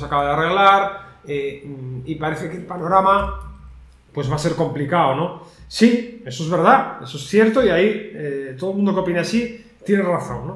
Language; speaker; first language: Spanish; native; Spanish